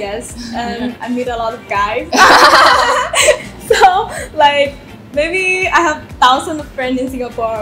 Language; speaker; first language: English; non-native, learner; Thai